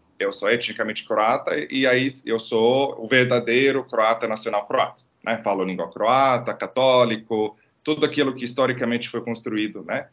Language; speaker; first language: Portuguese; non-native, fluent; Croatian